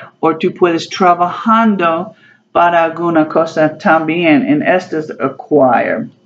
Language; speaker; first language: Spanish; non-native, learner; English